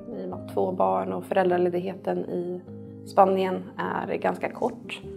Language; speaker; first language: Swedish; native; Swedish